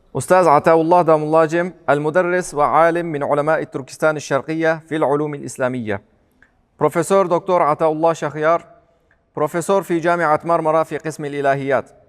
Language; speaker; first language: Arabic; non-native, fluent; Uyghur